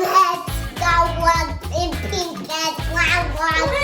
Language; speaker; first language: Welsh; native; Welsh